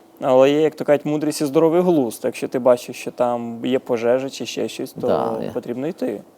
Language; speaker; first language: Ukrainian; native; Ukrainian